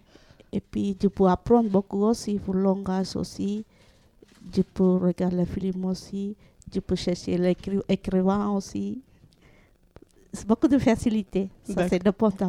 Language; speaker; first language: French; non-native, learner; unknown